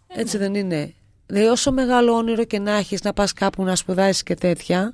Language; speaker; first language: Greek; native; Greek